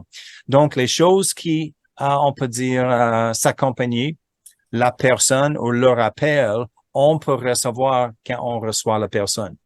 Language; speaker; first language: French; non-native, fluent; English